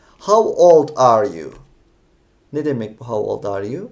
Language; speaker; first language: English; non-native, fluent; Turkish